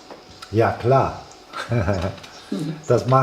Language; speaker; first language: German; non-native, fluent; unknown